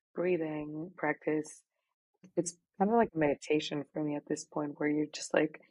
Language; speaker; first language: English; non-native, fluent; Spanish